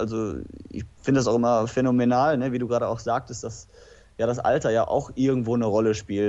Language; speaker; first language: German; native; German